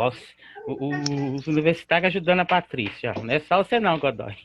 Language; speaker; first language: Portuguese; native; Portuguese